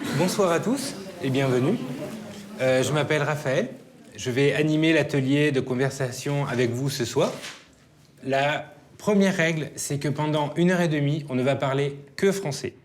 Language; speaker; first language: French; native; French